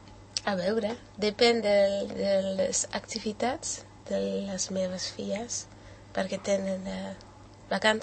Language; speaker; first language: Catalan; non-native, learner; Dutch